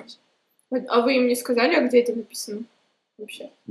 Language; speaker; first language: Russian; native; Russian